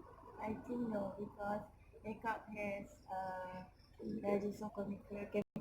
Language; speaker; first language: English; non-native, local second language; Malay